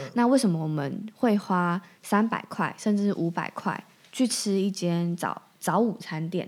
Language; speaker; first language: Chinese; native; Chinese